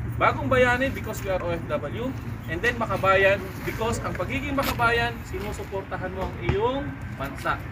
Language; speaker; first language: Filipino; native; Filipino